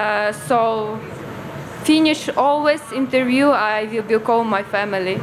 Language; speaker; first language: English; non-native, learner; Ukrainian